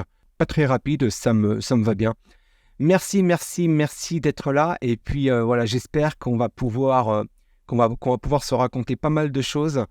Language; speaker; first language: French; native; French